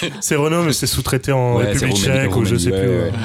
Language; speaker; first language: French; native; French